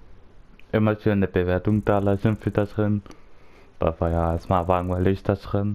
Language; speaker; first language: German; native; German